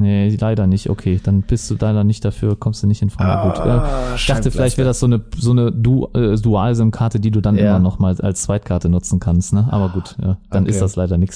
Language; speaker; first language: German; native; German